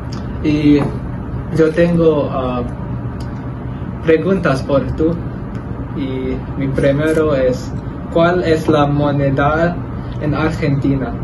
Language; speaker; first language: Spanish; non-native, learner; English